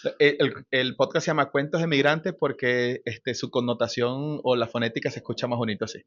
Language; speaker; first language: Spanish; native; Spanish